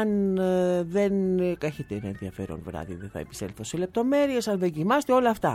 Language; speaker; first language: Greek; native; Greek